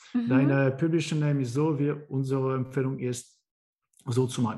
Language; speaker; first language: German; non-native, learner; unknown